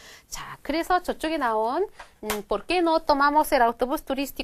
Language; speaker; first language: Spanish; non-native, fluent; Korean